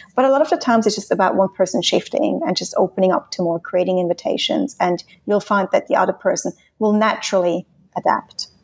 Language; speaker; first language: English; non-native, fluent; Swiss German